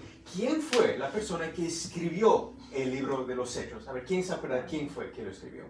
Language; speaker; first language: Spanish; early bilingual, heritage; Spanish